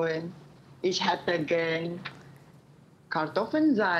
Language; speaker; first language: German; non-native, learner; Malay